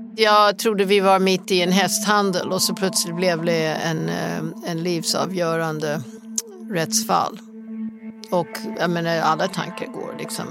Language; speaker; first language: Swedish; non-native, fluent; English